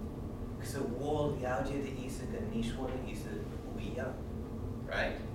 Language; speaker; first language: Chinese; non-native, learner; English